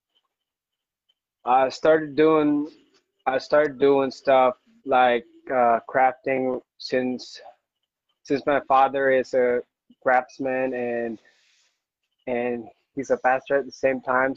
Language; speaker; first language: English; non-native, local second language; Hiligaynon